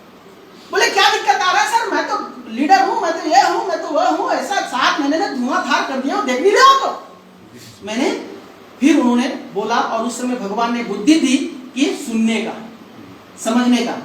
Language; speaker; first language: Hindi; non-native, local second language; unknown